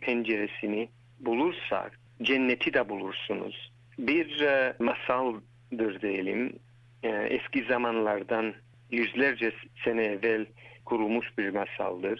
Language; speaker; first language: Turkish; early bilingual, heritage; Turkish